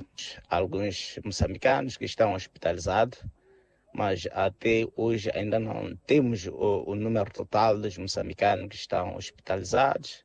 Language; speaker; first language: Portuguese; non-native, local second language; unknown